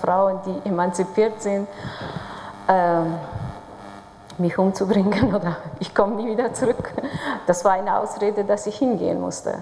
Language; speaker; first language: German; non-native, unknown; Persian